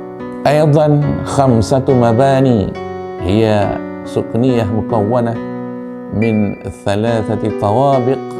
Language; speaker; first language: Arabic; non-native, fluent; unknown